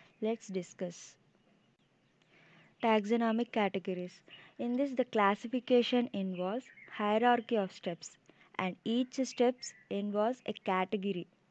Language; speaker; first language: English; non-native, local second language; Telugu